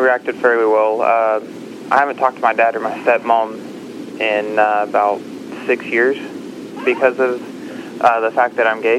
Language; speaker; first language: English; native; English